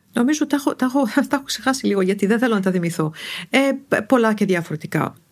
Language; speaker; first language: Greek; non-native, fluent; Arabic